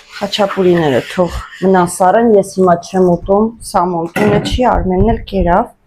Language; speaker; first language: Armenian; native; Armenian